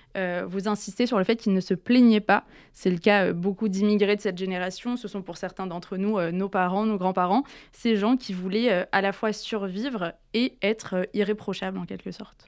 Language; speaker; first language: French; native; French